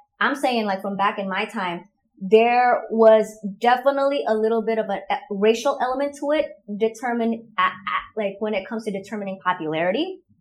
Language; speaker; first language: English; non-native, fluent; Indonesian